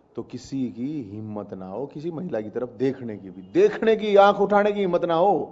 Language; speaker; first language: Hindi; native; Hindi